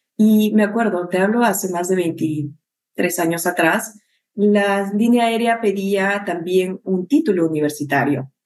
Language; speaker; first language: Spanish; native; Spanish